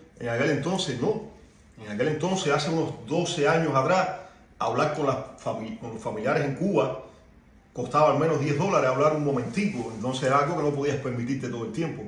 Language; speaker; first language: Spanish; native; Spanish